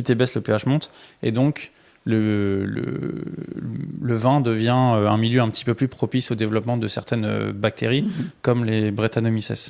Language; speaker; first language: French; native; French